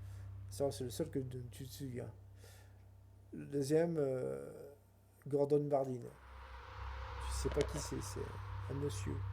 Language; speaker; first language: French; native; French